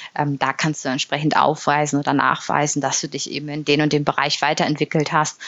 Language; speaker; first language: German; native; German